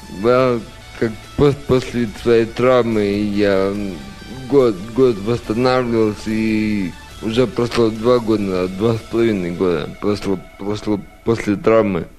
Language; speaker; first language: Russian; early bilingual, other home language; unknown